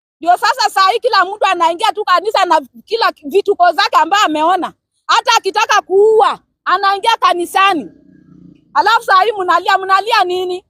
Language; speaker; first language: Swahili; non-native, local second language; Luo (Kenya and Tanzania)